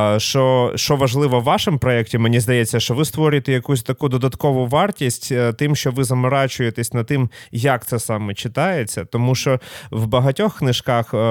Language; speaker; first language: Ukrainian; non-native, local second language; Russian